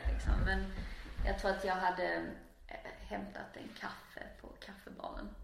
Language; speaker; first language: Swedish; native; Swedish